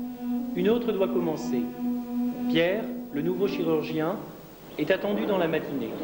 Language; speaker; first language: French; native; French